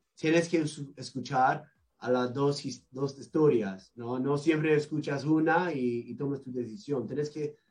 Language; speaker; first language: Spanish; non-native, learner; English